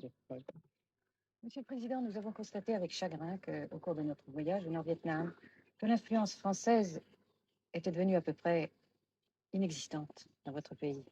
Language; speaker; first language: French; native; French